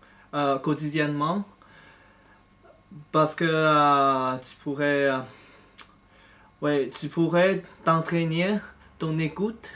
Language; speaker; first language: French; non-native, fluent; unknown